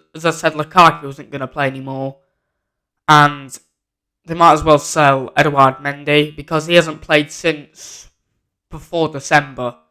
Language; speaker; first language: English; native; English